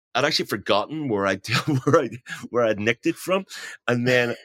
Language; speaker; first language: English; native; English